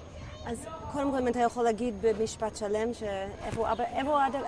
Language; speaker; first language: Hebrew; native; Hebrew